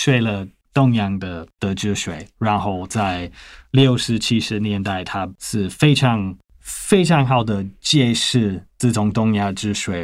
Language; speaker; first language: Chinese; non-native, fluent; English